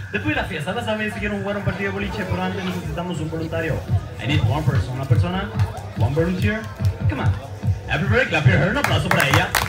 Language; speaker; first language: Spanish; native; Spanish